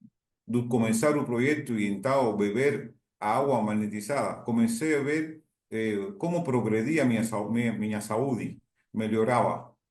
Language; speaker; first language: Portuguese; non-native, learner; Spanish